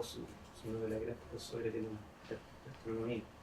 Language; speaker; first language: Spanish; native; Spanish